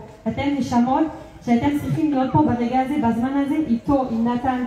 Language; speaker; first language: Hebrew; non-native, fluent; French